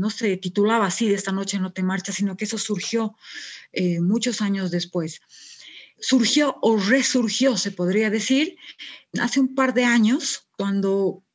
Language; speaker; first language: Spanish; native; Spanish